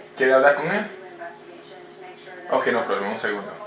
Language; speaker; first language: Spanish; early bilingual, heritage; English